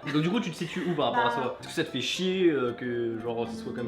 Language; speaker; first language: French; native; French